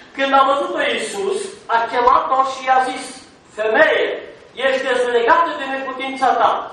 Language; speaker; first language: Romanian; non-native, fluent; German